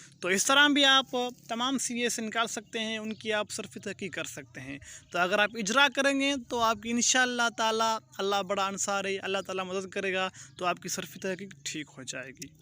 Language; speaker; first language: Urdu; non-native, local second language; Pashto